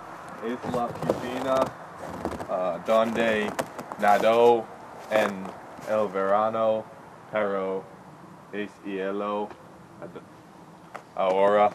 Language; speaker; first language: Spanish; non-native, learner; English